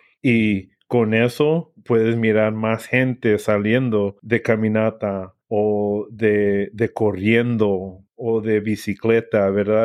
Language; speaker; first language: Spanish; early bilingual, heritage; English